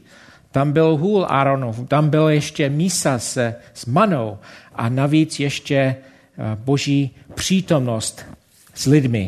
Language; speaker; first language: Czech; non-native, fluent; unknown